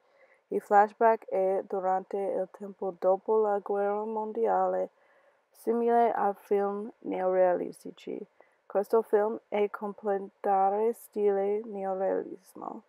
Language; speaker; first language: Italian; non-native, learner; English